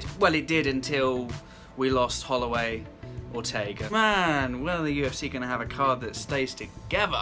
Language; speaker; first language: English; native; English